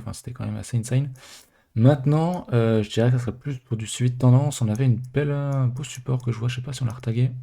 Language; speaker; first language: French; native; French